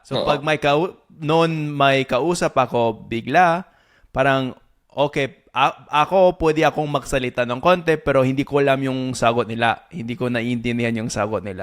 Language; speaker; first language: Filipino; non-native, fluent; English